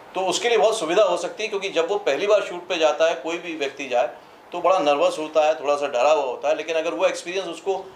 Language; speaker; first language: Hindi; native; Hindi